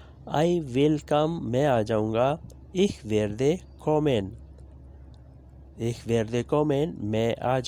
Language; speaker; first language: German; non-native, learner; Urdu